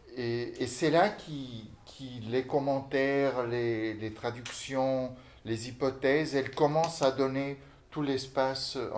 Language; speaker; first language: French; non-native, fluent; Portuguese